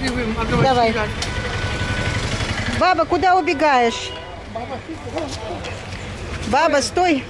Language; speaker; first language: Russian; native; Russian